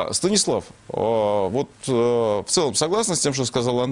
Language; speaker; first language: Russian; native; Russian